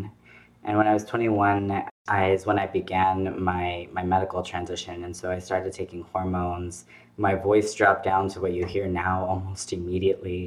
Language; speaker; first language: English; native; English